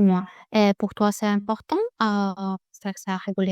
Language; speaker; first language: French; non-native, learner; Russian